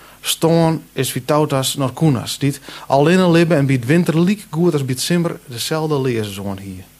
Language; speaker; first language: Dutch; non-native, local second language; Western Frisian